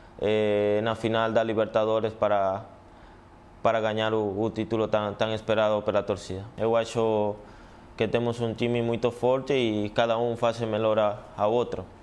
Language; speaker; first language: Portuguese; non-native, fluent; Spanish